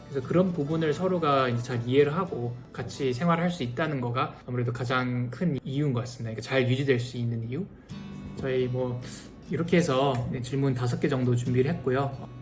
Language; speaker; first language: Korean; native; Korean